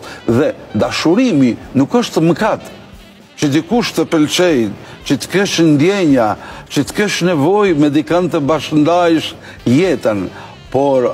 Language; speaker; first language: Albanian; native; Albanian